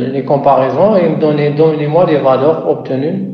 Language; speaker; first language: French; non-native, local second language; Arabic